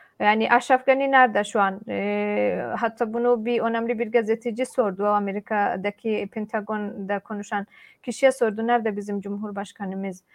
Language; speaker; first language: Turkish; non-native, fluent; Persian